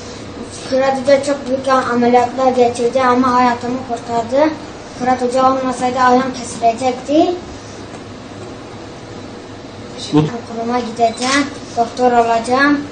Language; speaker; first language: Turkish; non-native, local second language; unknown